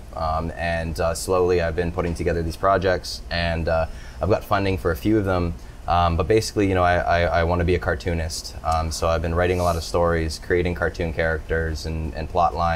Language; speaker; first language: English; native; English